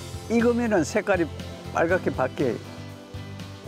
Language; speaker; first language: Korean; native; Korean